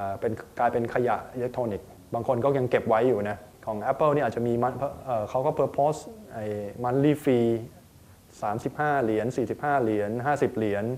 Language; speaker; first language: Thai; native; Thai